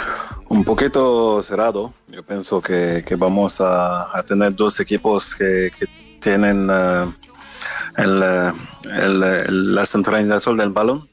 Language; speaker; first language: Spanish; non-native, fluent; French